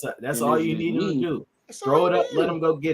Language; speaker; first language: English; native; English